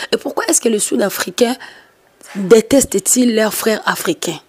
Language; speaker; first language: French; non-native, local second language; Lingala